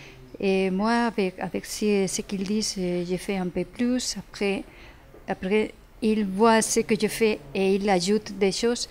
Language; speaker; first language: French; non-native, fluent; Spanish